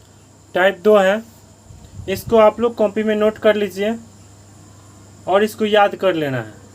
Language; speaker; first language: Hindi; native; Hindi